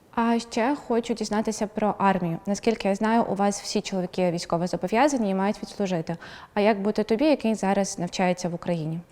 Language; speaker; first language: Ukrainian; native; Ukrainian